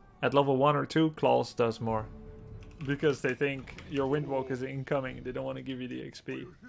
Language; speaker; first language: English; non-native, fluent; Dutch